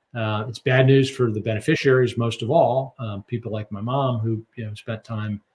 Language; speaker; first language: English; native; English